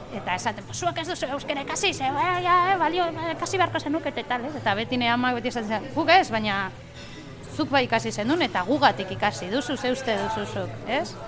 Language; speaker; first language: Basque; non-native, local second language; Spanish